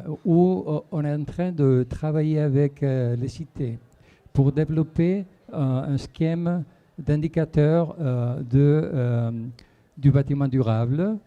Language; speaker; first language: French; non-native, fluent; Spanish